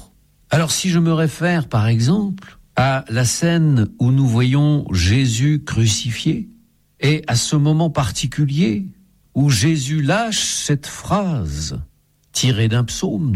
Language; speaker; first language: French; native; French